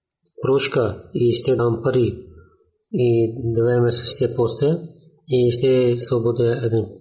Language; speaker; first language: Bulgarian; non-native, learner; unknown